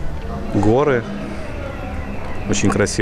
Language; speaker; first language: Russian; native; Russian